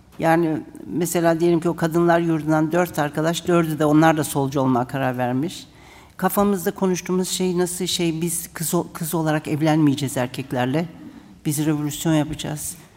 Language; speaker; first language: Turkish; native; Turkish